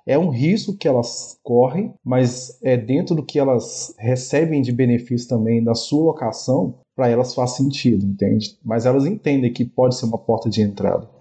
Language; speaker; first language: Portuguese; native; Portuguese